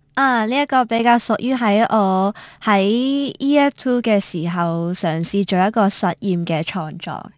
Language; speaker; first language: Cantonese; native; Cantonese